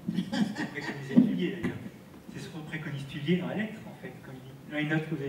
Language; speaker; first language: French; native; French